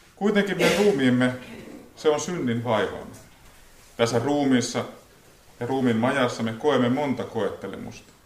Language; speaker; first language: Finnish; native; Finnish